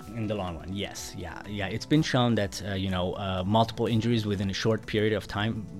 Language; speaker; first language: English; non-native, fluent; Persian